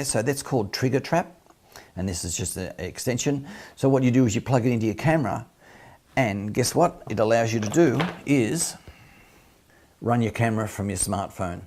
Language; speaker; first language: English; native; English